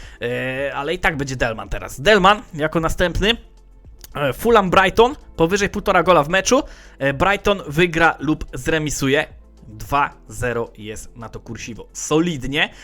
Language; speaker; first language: Polish; native; Polish